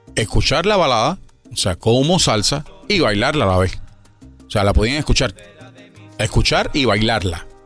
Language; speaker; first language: Spanish; native; Spanish